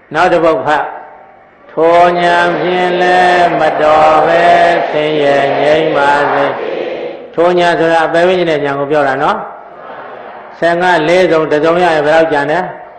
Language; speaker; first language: Burmese; native; Burmese